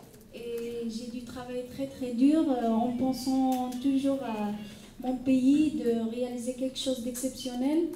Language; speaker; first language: French; non-native, local second language; Arabic